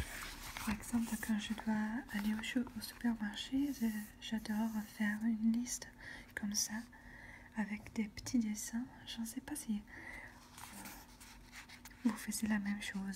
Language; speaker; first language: French; non-native, fluent; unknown